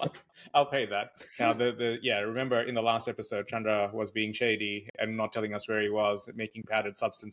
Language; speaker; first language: English; native; English